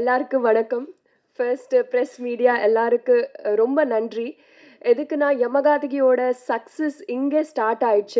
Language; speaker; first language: Tamil; non-native, learner; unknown